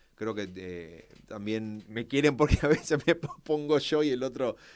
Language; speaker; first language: Spanish; native; Spanish